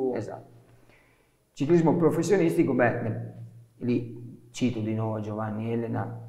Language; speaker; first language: Italian; native; Italian